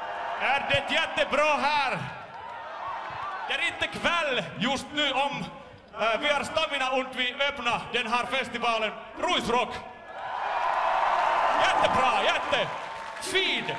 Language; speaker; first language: Swedish; non-native, local second language; Finnish